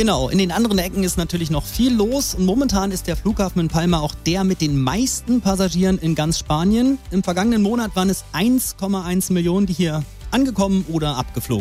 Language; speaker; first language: German; native; German